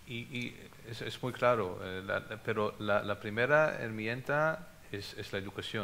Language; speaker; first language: Spanish; non-native, fluent; Hebrew